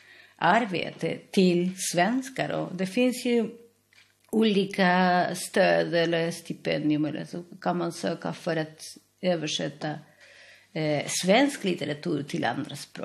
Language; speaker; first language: Swedish; non-native, fluent; Spanish